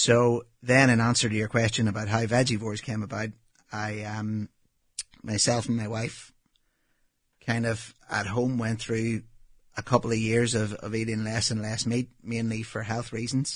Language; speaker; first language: English; native; English